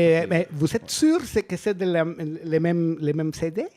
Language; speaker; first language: French; non-native, learner; Spanish